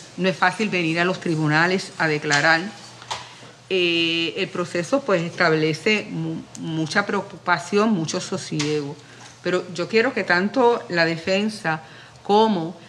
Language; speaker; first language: Spanish; native; Spanish